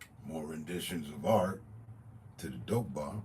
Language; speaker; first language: English; native; English